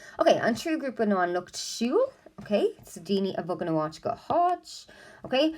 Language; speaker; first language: Irish; non-native, local second language; English